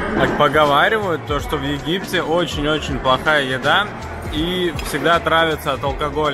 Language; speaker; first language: Russian; native; Russian